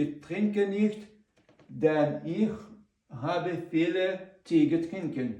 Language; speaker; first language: German; non-native, learner; Ukrainian